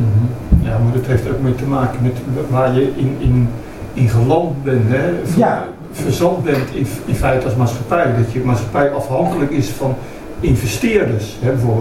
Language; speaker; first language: Dutch; native; Dutch